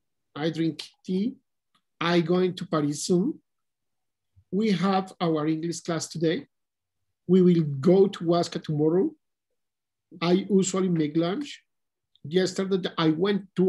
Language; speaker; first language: English; non-native, learner; Spanish